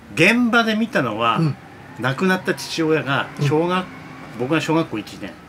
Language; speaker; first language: Japanese; native; Japanese